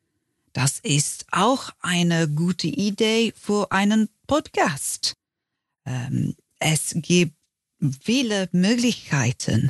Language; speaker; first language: German; non-native, learner; English